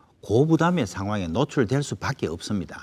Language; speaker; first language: Korean; native; Korean